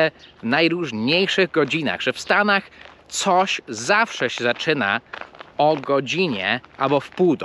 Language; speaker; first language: Polish; non-native, fluent; English